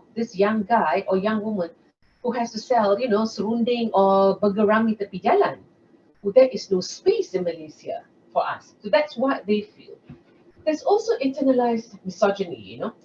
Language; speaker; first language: English; non-native, local second language; Malay